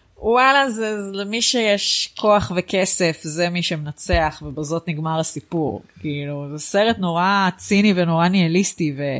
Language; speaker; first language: Hebrew; native; Hebrew